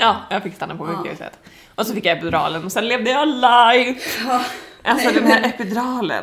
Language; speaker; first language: Swedish; native; Swedish